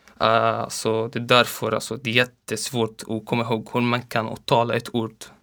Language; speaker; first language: Swedish; non-native, learner; Arabic